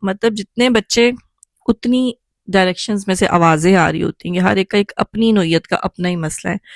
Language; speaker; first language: Urdu; native; Urdu